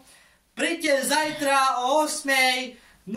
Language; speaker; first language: Slovak; non-native, local second language; Romany